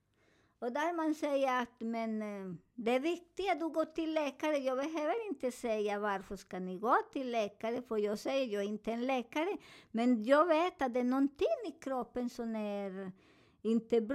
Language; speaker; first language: Swedish; non-native, learner; Spanish